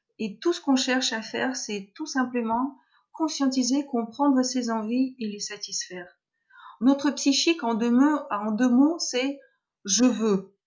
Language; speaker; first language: French; non-native, fluent; Russian